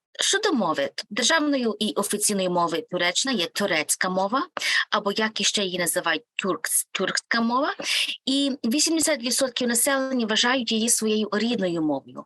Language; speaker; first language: Ukrainian; native; Ukrainian